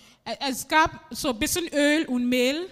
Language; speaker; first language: German; non-native, fluent; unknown